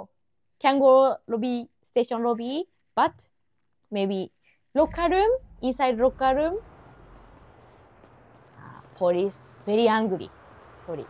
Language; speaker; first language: English; non-native, learner; Japanese